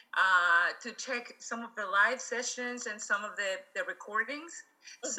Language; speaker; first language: English; non-native, fluent; Spanish